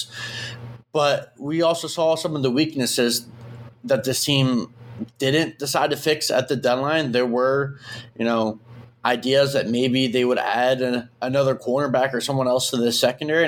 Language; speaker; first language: English; native; English